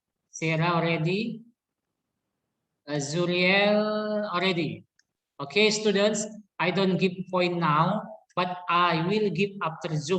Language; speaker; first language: English; non-native, learner; Indonesian